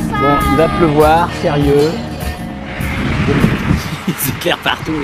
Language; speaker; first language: French; native; French